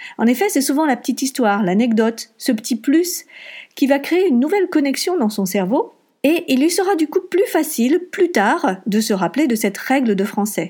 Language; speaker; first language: French; native; French